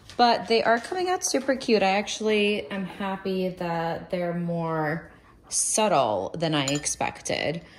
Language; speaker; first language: English; early bilingual, other home language; Russian